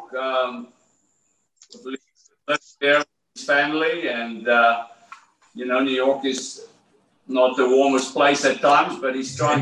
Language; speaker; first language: English; native; English